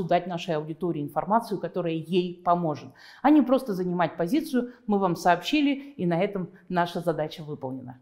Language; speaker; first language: Russian; native; Russian